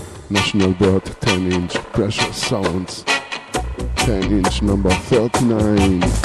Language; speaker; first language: English; non-native, fluent; German